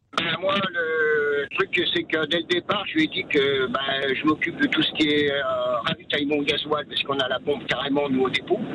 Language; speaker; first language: French; native; French